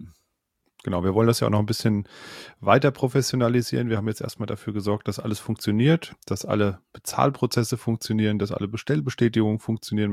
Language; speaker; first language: German; native; German